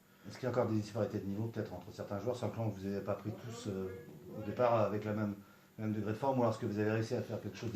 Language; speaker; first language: French; native; French